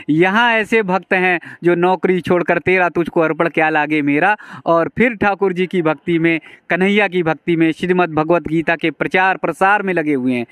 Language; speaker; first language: Hindi; native; Hindi